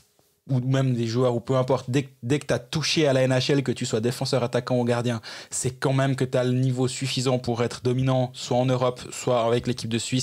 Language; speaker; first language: French; native; French